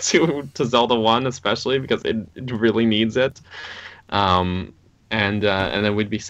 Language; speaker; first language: English; native; English